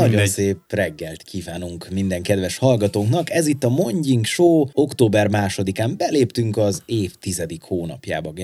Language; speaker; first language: Hungarian; native; Hungarian